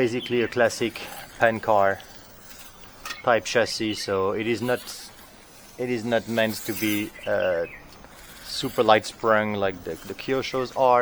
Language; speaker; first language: English; non-native, fluent; French